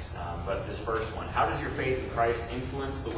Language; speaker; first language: English; native; English